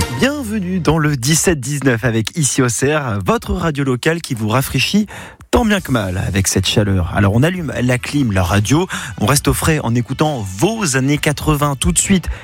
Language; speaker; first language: French; native; French